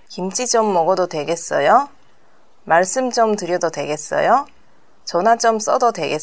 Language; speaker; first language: Korean; non-native, learner; Japanese